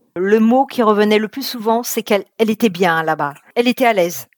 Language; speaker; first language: French; native; French